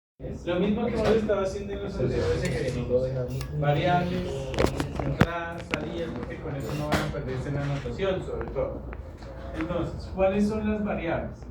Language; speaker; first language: Spanish; native; Spanish